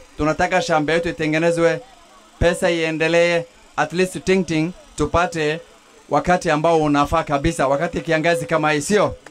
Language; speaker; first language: Swahili; non-native, local second language; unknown